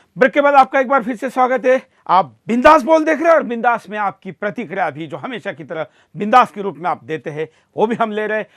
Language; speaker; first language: Hindi; non-native, local second language; Marathi